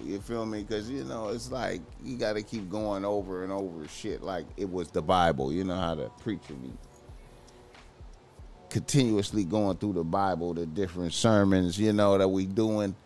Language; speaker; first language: English; native; English